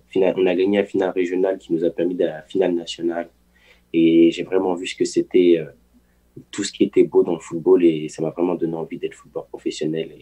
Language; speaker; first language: French; early bilingual, other home language; Haitian Creole